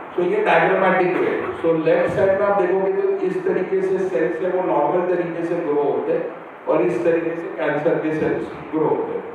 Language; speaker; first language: Hindi; non-native, local second language; Marathi